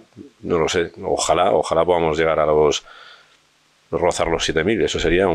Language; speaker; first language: Spanish; native; Spanish